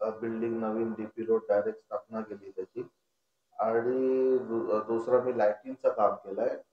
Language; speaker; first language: Marathi; non-native, local second language; Konkani